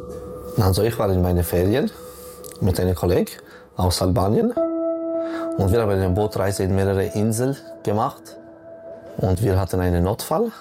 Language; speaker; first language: German; non-native, local second language; French